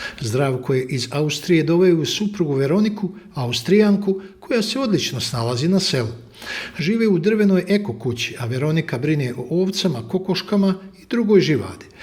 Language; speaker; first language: Bosnian; native; Bosnian